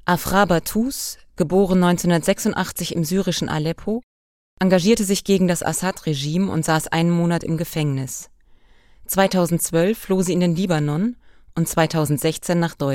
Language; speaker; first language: German; native; German